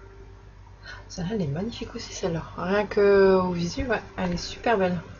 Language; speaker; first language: French; native; French